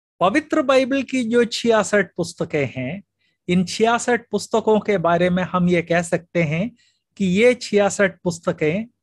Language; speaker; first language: Hindi; native; Hindi